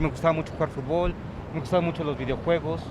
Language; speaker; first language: Spanish; native; Spanish